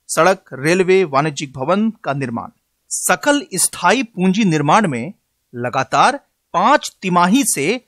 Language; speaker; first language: Hindi; native; Hindi